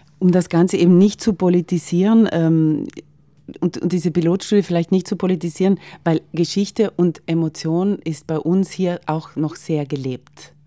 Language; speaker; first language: German; native; German